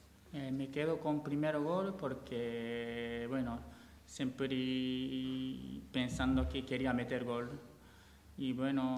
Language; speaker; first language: Spanish; non-native, learner; Japanese